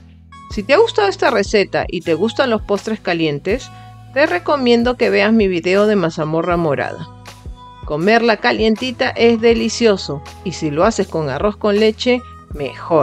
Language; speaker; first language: Spanish; native; Spanish